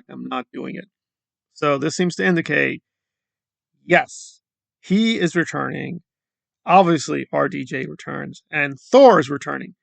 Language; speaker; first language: English; native; English